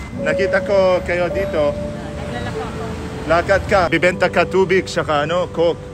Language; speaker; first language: Filipino; non-native, learner; Arabic